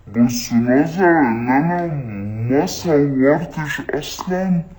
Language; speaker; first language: Arabic; native; Arabic